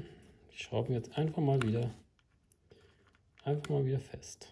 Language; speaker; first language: German; native; German